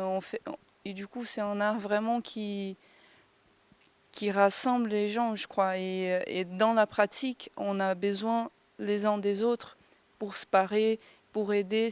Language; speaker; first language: French; non-native, fluent; Portuguese